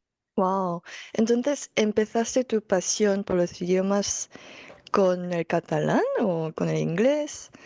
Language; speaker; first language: Spanish; non-native, fluent; Korean